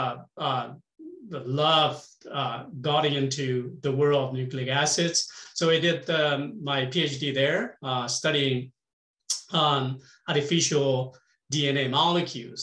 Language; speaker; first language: English; non-native, fluent; Chinese